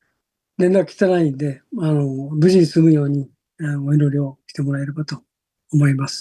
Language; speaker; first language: Japanese; native; Japanese